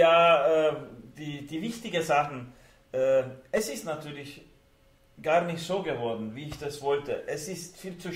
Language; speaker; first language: German; non-native, fluent; Hungarian